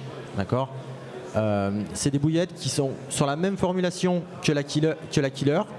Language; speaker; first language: French; native; French